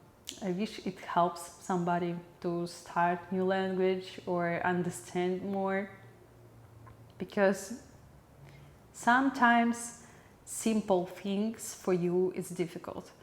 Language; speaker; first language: English; non-native, learner; Russian